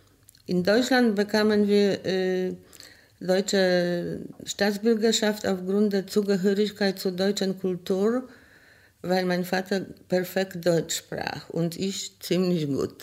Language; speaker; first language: German; non-native, fluent; Polish